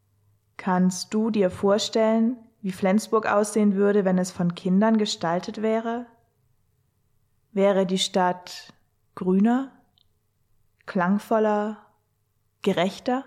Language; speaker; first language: German; native; German